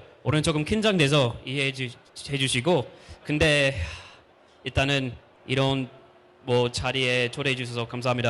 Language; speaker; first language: Korean; non-native, fluent; English